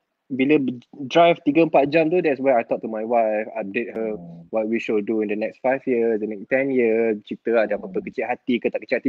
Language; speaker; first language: English; non-native, local second language; Malay